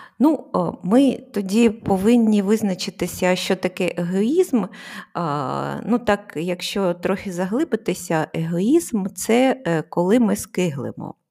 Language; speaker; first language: Ukrainian; non-native, local second language; Russian